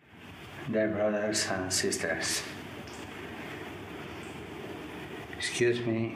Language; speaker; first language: English; non-native, learner; Italian